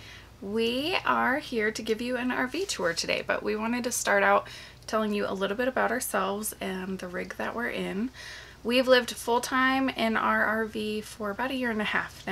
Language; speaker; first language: English; native; English